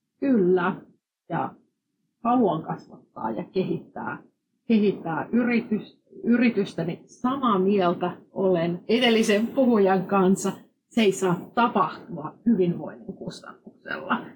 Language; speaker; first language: Finnish; non-native, fluent; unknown